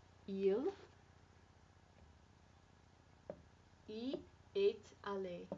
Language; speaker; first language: French; non-native, fluent; English